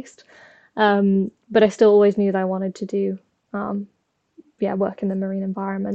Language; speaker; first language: English; native; English